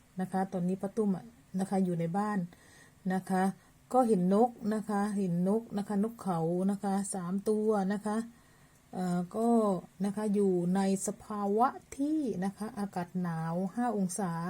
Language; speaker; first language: Thai; native; Thai